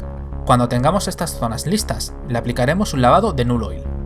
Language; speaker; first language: Spanish; native; Spanish